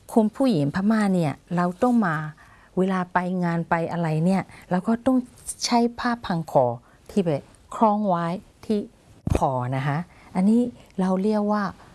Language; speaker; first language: Thai; non-native, fluent; Burmese